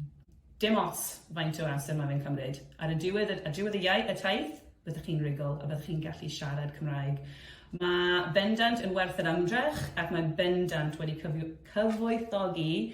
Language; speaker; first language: Welsh; non-native, fluent; English